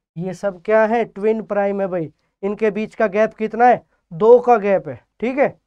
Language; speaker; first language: Hindi; native; Hindi